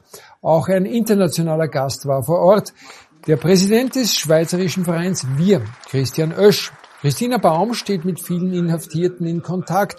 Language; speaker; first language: German; native; German